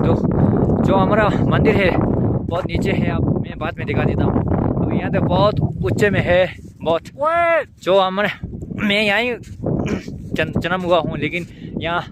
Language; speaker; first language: Hindi; non-native, fluent; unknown